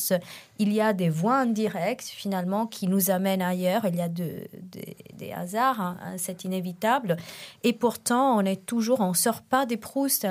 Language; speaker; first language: French; non-native, fluent; Italian